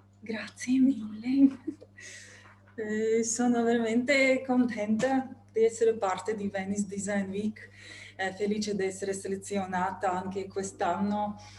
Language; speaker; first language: Italian; non-native, fluent; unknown